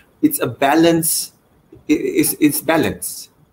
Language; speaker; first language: English; non-native, local second language; Malay